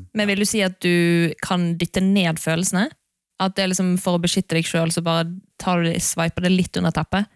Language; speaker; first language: Norwegian; native; Norwegian